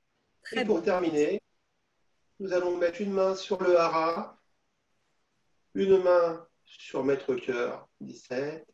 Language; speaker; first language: French; native; French